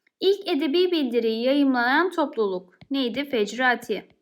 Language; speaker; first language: Turkish; native; Turkish